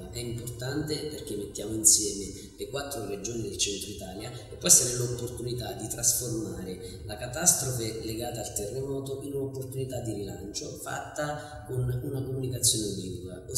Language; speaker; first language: Italian; native; Italian